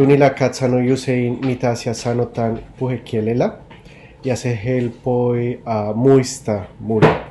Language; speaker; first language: Finnish; non-native, learner; Spanish